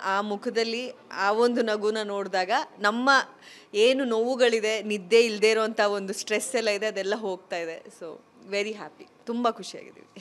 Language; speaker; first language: Kannada; non-native, local second language; Kodava